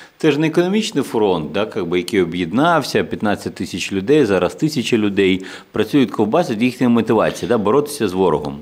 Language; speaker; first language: Ukrainian; non-native, local second language; Russian